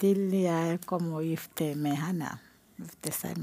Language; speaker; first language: Norwegian; non-native, learner; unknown